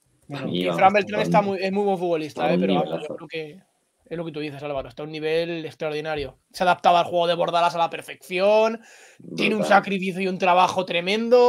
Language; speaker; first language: Spanish; native; Spanish